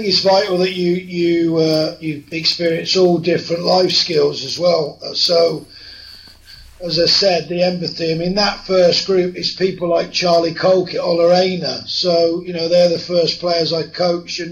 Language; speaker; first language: English; native; English